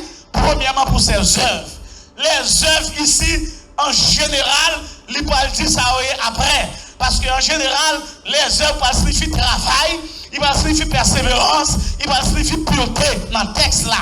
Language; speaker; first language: French; non-native, local second language; Haitian Creole